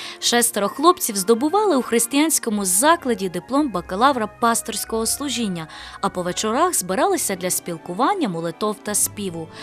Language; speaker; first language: Ukrainian; native; Ukrainian